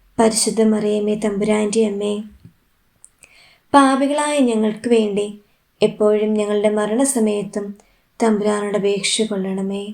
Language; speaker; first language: Malayalam; native; Malayalam